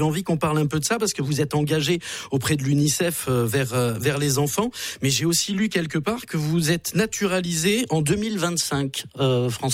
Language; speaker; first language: French; native; French